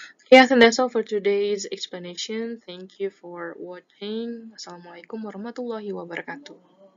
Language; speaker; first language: English; non-native, fluent; Indonesian